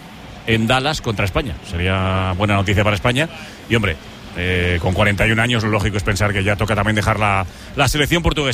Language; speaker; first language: Spanish; native; Spanish